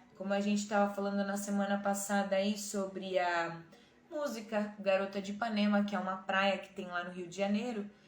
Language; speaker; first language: Portuguese; native; Portuguese